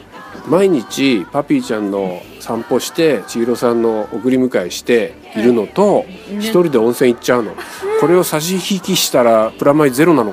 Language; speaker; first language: Japanese; native; Japanese